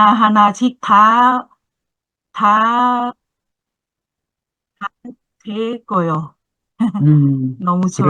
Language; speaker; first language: Korean; non-native, learner; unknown